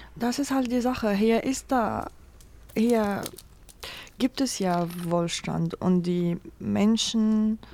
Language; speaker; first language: German; non-native, fluent; Arabic